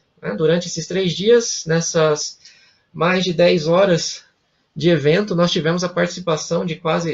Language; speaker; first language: Portuguese; native; Portuguese